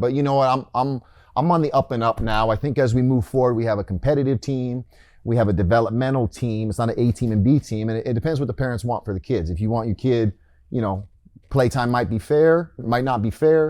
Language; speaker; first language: English; native; English